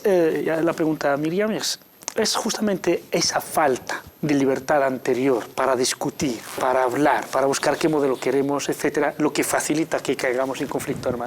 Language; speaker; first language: Spanish; native; Spanish